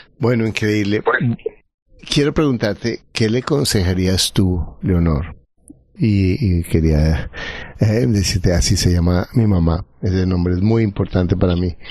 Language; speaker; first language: Spanish; native; Spanish